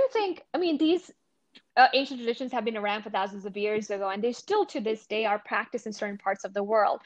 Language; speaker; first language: English; non-native, local second language; Gujarati